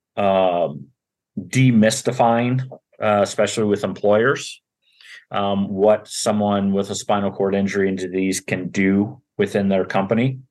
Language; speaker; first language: English; native; English